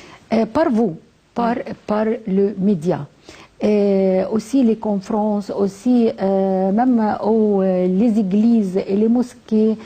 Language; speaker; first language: French; non-native, fluent; Arabic